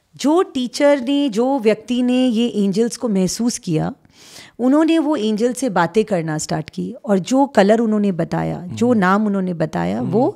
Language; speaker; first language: Hindi; native; Hindi